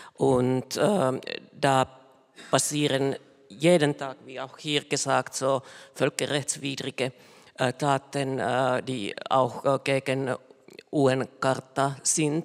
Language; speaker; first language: German; non-native, fluent; Finnish